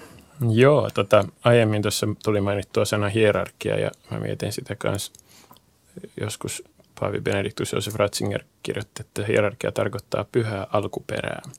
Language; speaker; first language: Finnish; native; Finnish